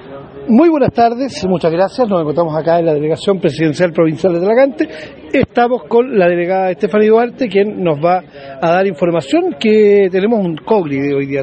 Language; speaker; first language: Spanish; native; Spanish